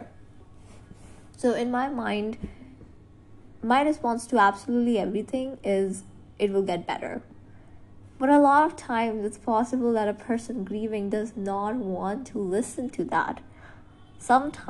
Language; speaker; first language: English; non-native, local second language; Hindi